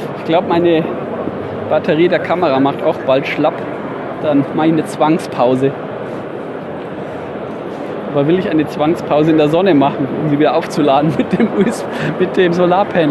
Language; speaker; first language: German; native; German